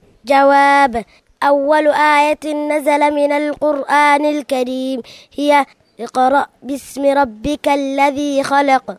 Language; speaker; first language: Arabic; non-native, learner; Somali